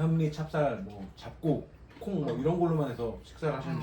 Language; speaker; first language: Korean; native; Korean